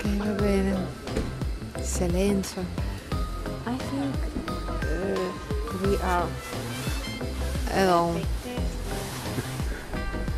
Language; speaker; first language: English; non-native, learner; Russian